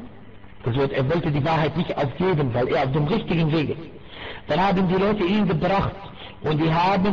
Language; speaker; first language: German; non-native, fluent; Arabic